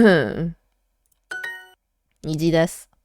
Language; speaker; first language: Japanese; non-native, learner; Vietnamese